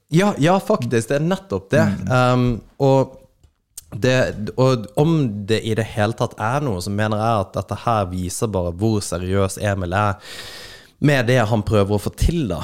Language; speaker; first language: Norwegian; native; Norwegian